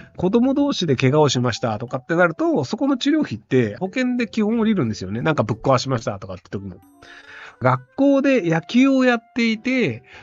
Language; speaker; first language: Japanese; native; Japanese